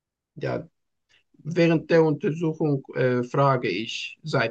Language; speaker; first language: German; non-native, learner; Turkish